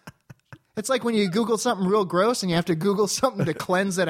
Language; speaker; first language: English; native; English